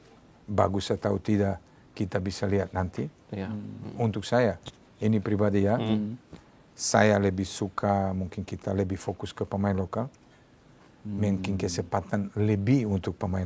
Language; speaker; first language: Indonesian; non-native, fluent; Serbian